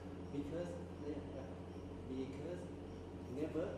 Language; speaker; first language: English; non-native, learner; Thai